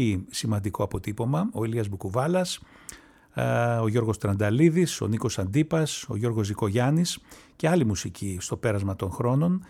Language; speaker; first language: Greek; native; Greek